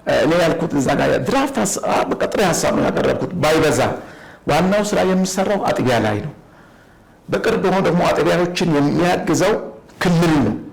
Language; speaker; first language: Amharic; non-native, local second language; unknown